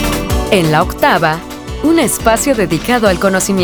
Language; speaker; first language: Spanish; native; Spanish